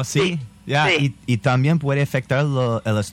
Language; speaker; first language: Spanish; non-native, fluent; English